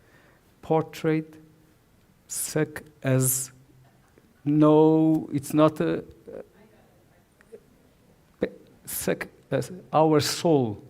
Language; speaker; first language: English; non-native, learner; Portuguese